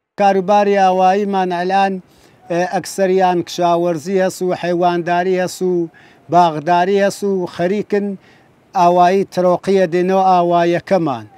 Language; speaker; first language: Central Kurdish; non-native, local second language; Gurani